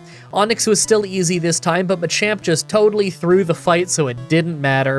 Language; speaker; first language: English; native; English